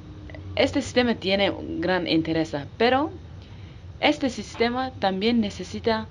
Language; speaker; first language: Spanish; non-native, learner; Kurdish